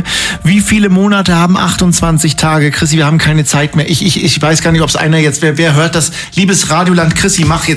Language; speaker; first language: German; native; German